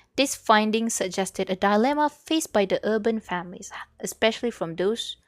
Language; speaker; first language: English; non-native, local second language; Malay